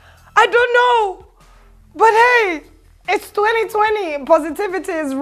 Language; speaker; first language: English; non-native, local second language; Ganda